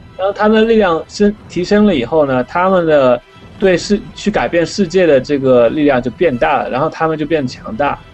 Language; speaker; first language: Chinese; native; Chinese